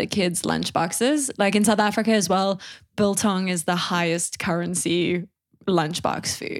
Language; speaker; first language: English; native; English